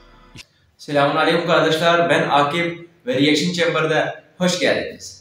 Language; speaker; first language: Turkish; non-native, fluent; Urdu